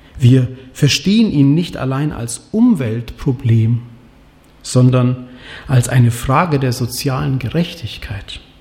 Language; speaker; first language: German; non-native, fluent; Swahili